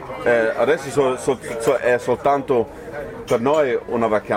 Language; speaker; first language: Italian; non-native, learner; German